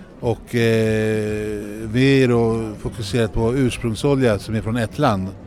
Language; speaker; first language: Swedish; early bilingual, other home language; Greek